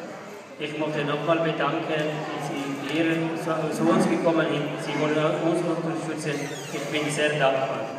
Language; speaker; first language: German; non-native, learner; Somali